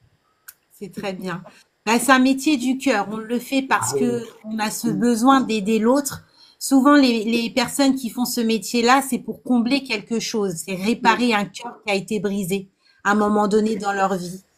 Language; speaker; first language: French; native; French